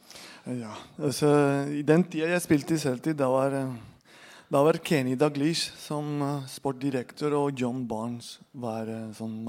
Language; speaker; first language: Norwegian; non-native, fluent; Spanish